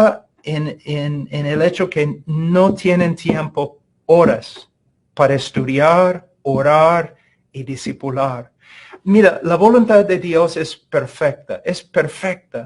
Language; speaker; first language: Spanish; non-native, fluent; English